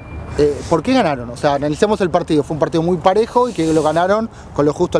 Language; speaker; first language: Spanish; native; Spanish